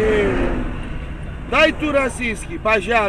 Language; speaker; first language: Russian; non-native, learner; Romanian